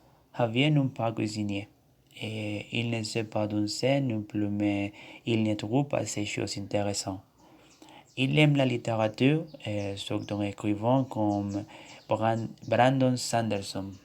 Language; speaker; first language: French; non-native, learner; Spanish